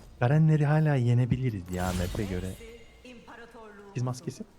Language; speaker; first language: Turkish; native; Turkish